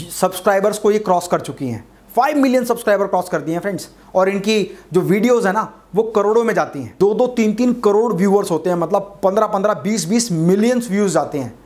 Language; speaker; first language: Hindi; native; Hindi